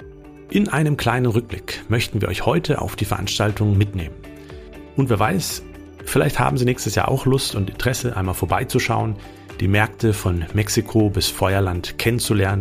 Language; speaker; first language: German; native; German